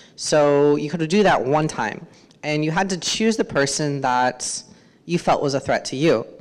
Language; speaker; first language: English; native; English